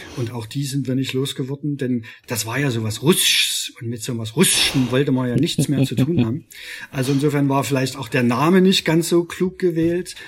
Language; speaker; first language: German; native; German